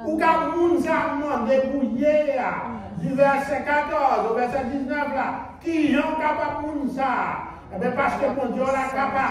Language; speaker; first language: French; non-native, local second language; Haitian Creole